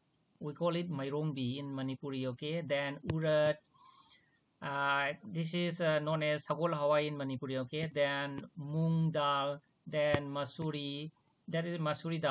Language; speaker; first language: English; non-native, local second language; Manipuri